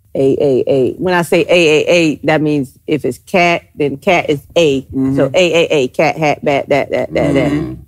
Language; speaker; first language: English; native; English